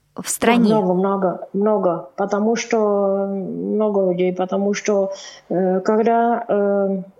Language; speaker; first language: Russian; non-native, learner; Czech